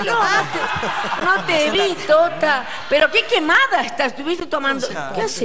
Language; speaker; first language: Spanish; native; Spanish